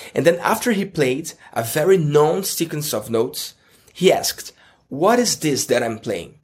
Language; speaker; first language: English; non-native, fluent; Portuguese